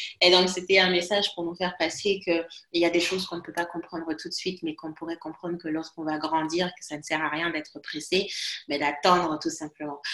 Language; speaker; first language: French; non-native, local second language; Lingala